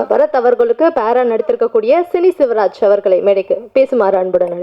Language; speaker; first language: Tamil; native; Tamil